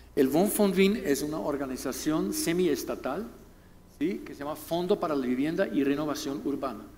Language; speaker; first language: Spanish; non-native, fluent; German